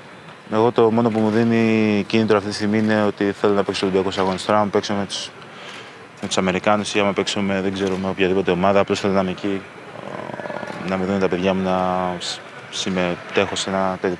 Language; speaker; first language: Greek; early bilingual, other home language; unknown